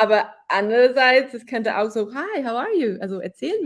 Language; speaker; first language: German; non-native, fluent; English